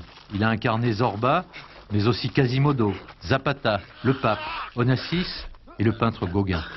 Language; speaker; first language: French; native; French